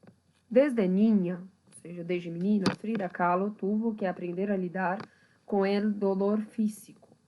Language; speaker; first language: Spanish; non-native, fluent; Portuguese